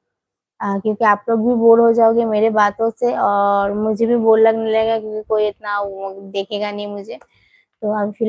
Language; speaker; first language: Hindi; non-native, local second language; Bangla